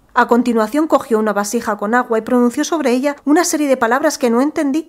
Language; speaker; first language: Spanish; native; Spanish